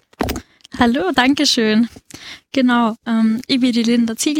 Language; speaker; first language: German; native; German